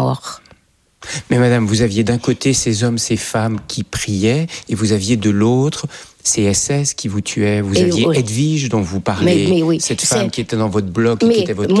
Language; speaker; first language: French; native; French